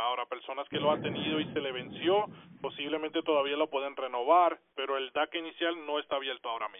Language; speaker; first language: Spanish; early bilingual, other home language; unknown